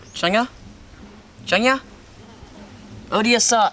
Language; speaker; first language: Korean; non-native, learner; English